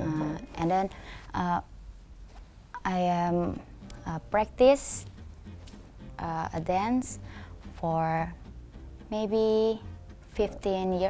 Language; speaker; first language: English; non-native, learner; Indonesian